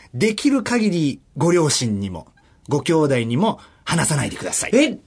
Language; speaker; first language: Japanese; early bilingual, other home language; German